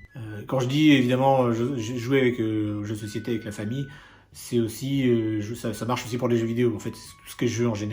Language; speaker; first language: French; native; French